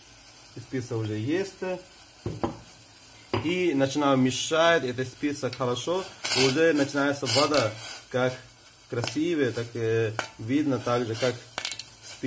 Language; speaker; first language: Russian; non-native, fluent; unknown